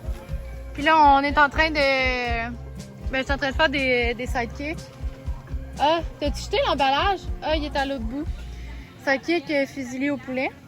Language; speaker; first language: French; native; French